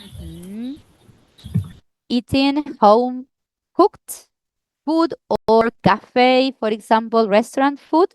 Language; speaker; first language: English; non-native, fluent; Spanish